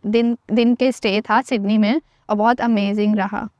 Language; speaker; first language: Urdu; native; Urdu